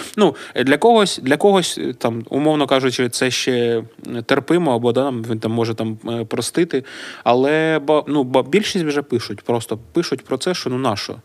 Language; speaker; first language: Ukrainian; native; Ukrainian